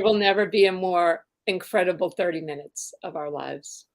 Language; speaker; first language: English; native; English